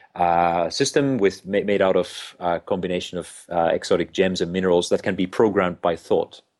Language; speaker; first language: English; non-native, fluent; Finnish